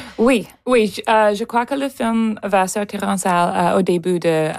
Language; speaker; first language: French; non-native, local second language; English